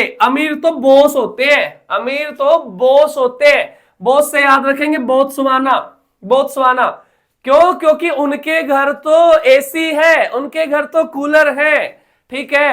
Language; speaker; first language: Hindi; native; Hindi